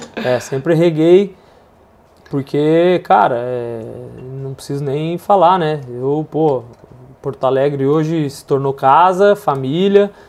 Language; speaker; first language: Portuguese; native; Portuguese